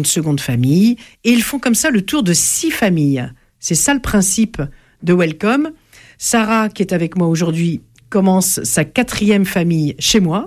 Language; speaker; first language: French; native; French